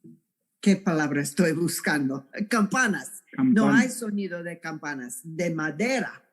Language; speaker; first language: Spanish; non-native, fluent; English